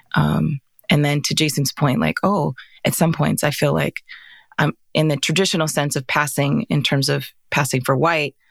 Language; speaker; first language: English; native; English